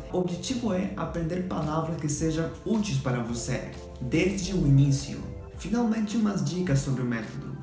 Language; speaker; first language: Portuguese; non-native, fluent; Spanish